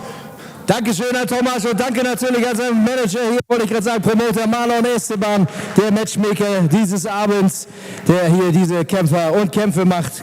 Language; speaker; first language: German; native; German